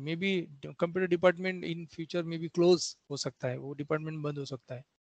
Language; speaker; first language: English; non-native, local second language; Marathi